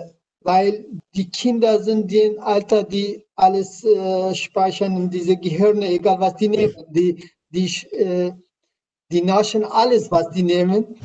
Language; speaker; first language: German; non-native, learner; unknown